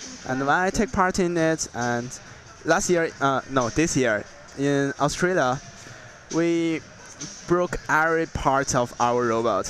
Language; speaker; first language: English; non-native, learner; Chinese